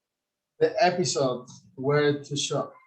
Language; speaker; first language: English; non-native, learner; Spanish